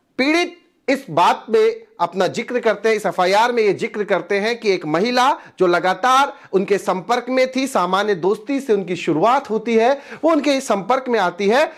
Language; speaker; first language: Hindi; native; Hindi